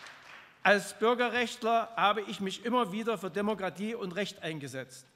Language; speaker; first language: German; native; German